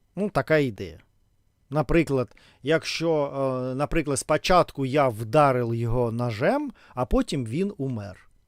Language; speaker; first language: Ukrainian; non-native, local second language; Russian